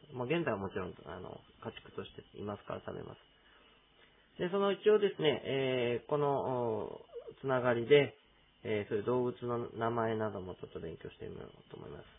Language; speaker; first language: Japanese; native; Japanese